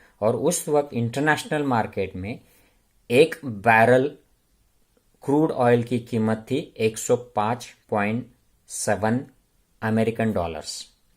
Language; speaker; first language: Hindi; non-native, local second language; Marathi